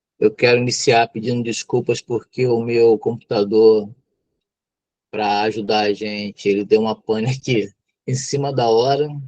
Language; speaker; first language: Portuguese; native; Portuguese